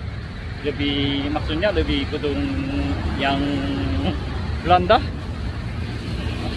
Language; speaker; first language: Indonesian; non-native, learner; Korean